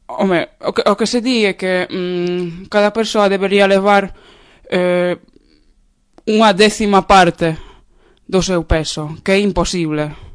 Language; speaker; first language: Galician; non-native, fluent; Polish